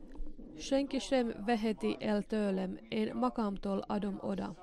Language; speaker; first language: Hungarian; non-native, learner; Finnish